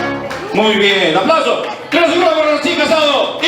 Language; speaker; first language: Spanish; native; Spanish